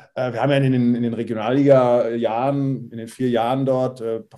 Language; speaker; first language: German; non-native, fluent; Czech